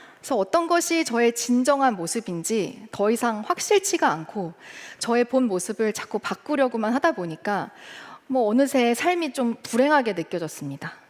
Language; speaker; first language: Korean; early bilingual, heritage; Korean